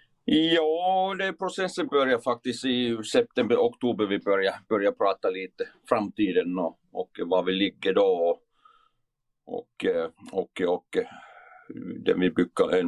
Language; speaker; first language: Swedish; non-native, fluent; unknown